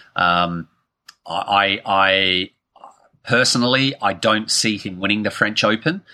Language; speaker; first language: English; native; English